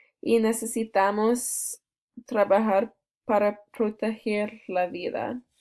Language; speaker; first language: Spanish; non-native, learner; English